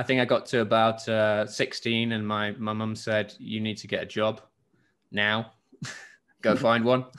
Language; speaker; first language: English; native; English